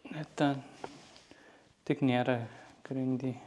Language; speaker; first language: Lithuanian; non-native, learner; Turkish